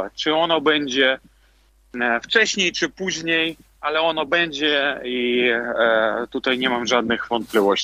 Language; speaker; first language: Polish; non-native, fluent; Belarusian